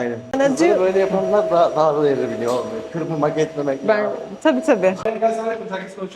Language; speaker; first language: Turkish; native; Turkish